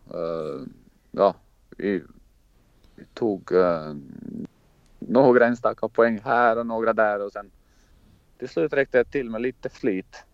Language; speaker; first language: Swedish; non-native, fluent; Croatian